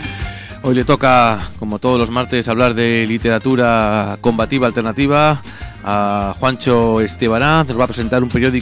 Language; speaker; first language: Spanish; native; Spanish